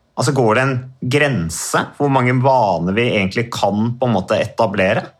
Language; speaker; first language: Norwegian; native; Norwegian